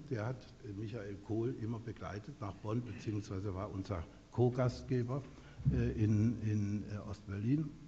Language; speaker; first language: German; native; German